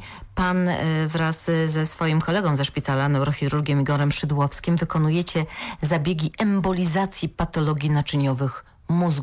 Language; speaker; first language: Polish; native; Polish